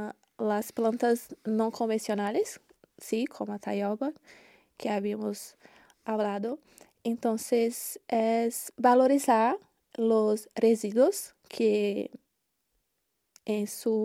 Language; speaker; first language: Spanish; non-native, learner; Portuguese